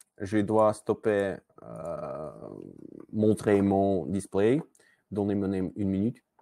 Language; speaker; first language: French; non-native, learner; Russian